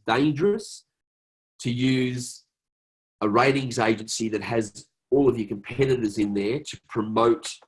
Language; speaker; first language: English; native; English